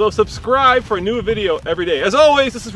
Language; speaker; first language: English; native; English